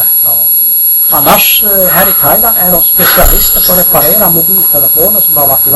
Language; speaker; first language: Swedish; native; Swedish